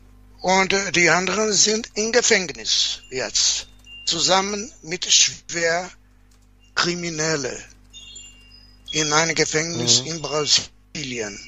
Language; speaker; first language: German; non-native, fluent; Portuguese